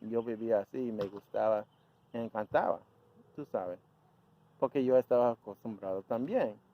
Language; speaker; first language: Spanish; early bilingual, heritage; Spanish